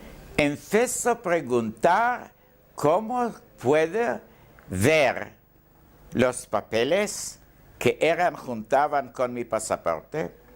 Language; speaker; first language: Spanish; non-native, learner; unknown